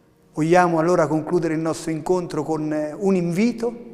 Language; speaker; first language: Italian; native; Italian